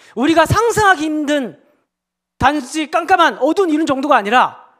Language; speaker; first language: Korean; native; Korean